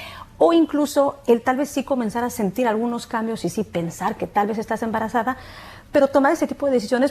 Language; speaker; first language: Spanish; native; Spanish